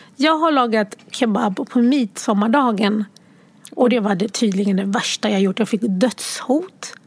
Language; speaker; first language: Swedish; early bilingual, other home language; Arabic